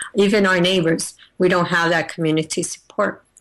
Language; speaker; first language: English; native; English